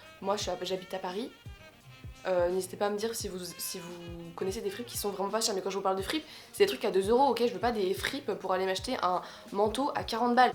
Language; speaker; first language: French; native; French